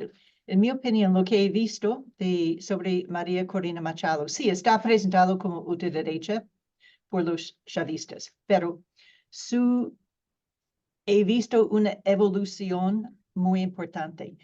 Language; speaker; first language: Spanish; non-native, fluent; English